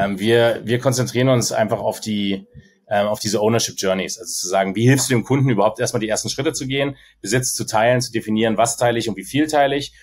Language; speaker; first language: German; native; German